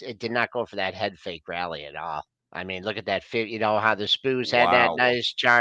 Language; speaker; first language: English; native; English